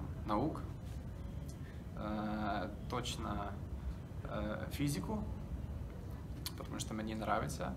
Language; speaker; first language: Russian; non-native, learner; English